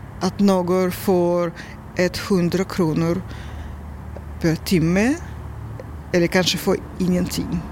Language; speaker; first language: Swedish; non-native, learner; Russian